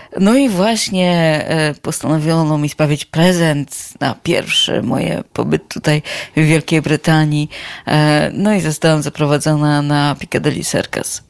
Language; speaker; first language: Polish; native; Polish